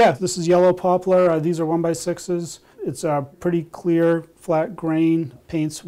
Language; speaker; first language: English; native; English